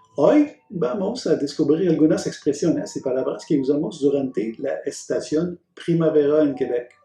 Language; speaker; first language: Spanish; non-native, fluent; French